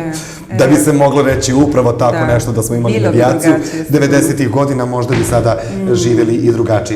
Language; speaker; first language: Bosnian; native; Bosnian